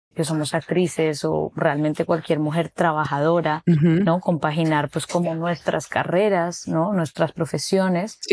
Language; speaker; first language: Spanish; native; Spanish